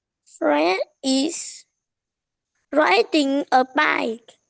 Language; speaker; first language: English; non-native, learner; Vietnamese